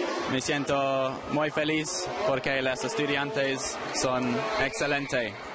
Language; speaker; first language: Spanish; non-native, learner; English